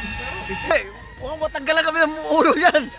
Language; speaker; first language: Filipino; native; Filipino